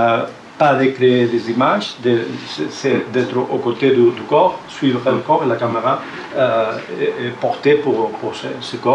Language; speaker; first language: French; non-native, fluent; Spanish